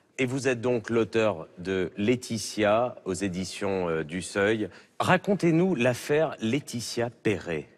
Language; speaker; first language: French; native; French